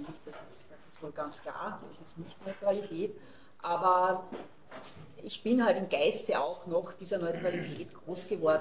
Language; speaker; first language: German; native; German